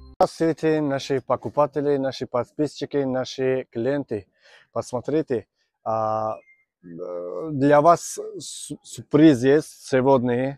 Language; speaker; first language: Russian; non-native, learner; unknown